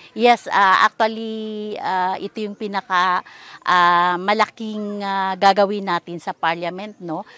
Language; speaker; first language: Filipino; non-native, local second language; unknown